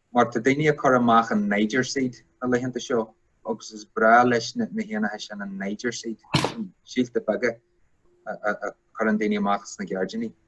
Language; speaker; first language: Irish; non-native, local second language; English